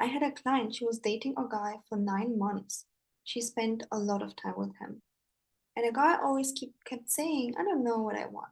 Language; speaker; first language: English; non-native, fluent; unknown